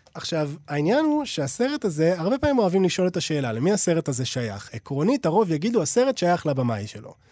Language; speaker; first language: Hebrew; native; Hebrew